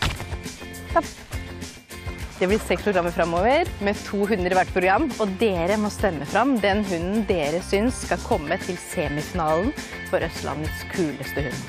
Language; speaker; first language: Norwegian; native; Norwegian